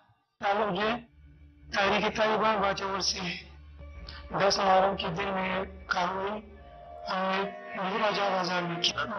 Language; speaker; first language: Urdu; non-native, local second language; Pashto